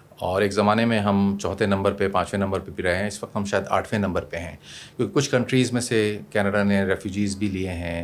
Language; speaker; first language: Urdu; native; Urdu